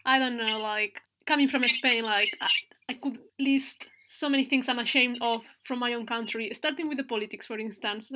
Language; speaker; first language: English; non-native, fluent; Spanish